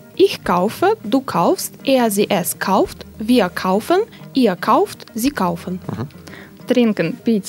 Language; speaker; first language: German; non-native, learner; Russian